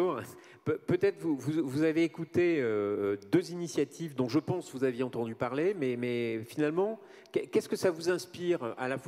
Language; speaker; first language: French; native; French